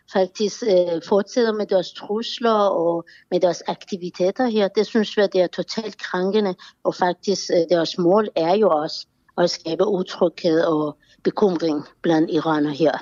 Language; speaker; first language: Danish; non-native, fluent; Persian